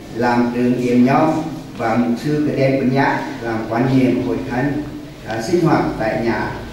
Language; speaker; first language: Vietnamese; non-native, local second language; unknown